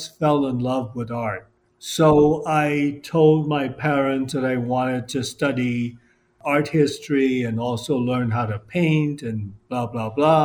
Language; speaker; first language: English; non-native, local second language; Cantonese